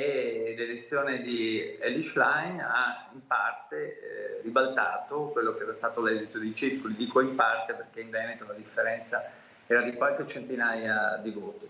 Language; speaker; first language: Italian; native; Italian